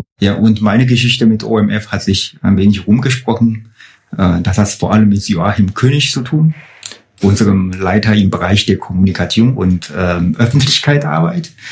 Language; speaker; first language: German; non-native, fluent; Chinese